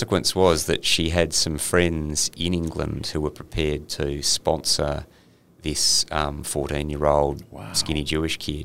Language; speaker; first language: English; native; English